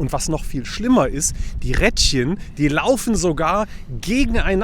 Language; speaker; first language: German; native; German